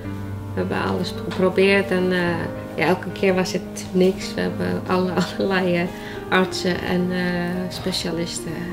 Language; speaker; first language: Dutch; non-native, fluent; Icelandic